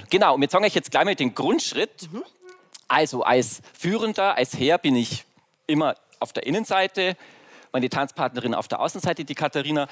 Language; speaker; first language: German; native; German